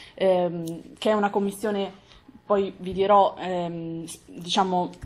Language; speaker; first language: Italian; native; Italian